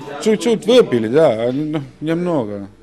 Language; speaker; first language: Russian; non-native, fluent; Estonian